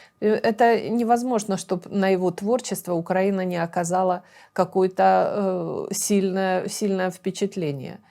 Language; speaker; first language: Russian; native; Russian